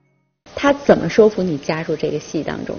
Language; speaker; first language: Chinese; native; Chinese